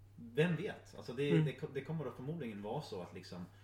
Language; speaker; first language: Swedish; non-native, fluent; English